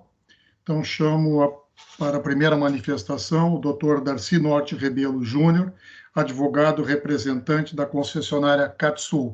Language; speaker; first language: Portuguese; native; Portuguese